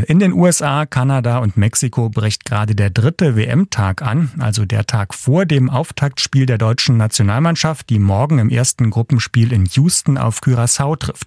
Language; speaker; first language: German; native; German